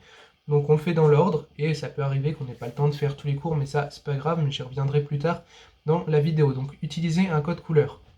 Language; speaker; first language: French; native; French